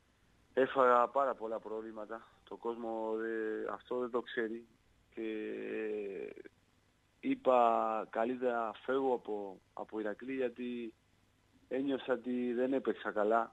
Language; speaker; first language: Greek; non-native, learner; Spanish